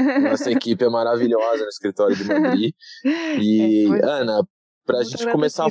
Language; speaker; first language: Portuguese; native; Portuguese